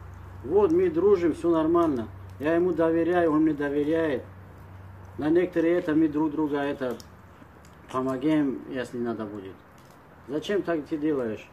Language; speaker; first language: Russian; non-native, learner; Tajik